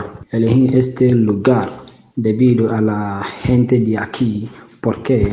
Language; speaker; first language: Spanish; non-native, learner; English